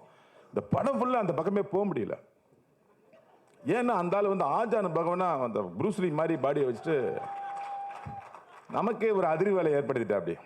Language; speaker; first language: Tamil; native; Tamil